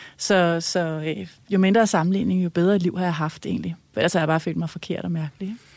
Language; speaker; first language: Danish; native; Danish